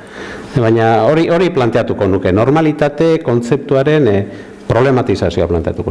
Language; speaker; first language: Basque; native; Basque